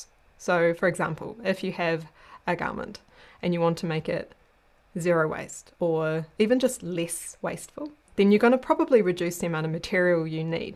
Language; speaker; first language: English; native; English